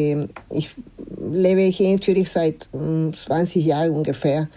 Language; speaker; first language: German; non-native, fluent; Spanish